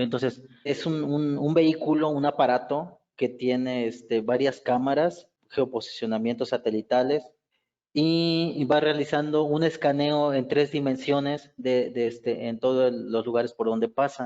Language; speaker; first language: Spanish; native; Spanish